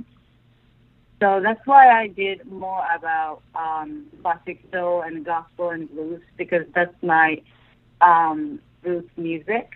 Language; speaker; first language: English; non-native, fluent; Japanese